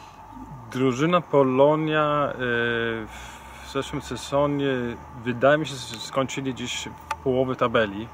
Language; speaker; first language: Polish; non-native, fluent; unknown